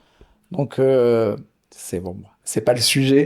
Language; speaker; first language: French; native; French